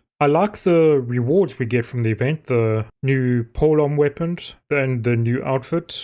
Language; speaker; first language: English; native; English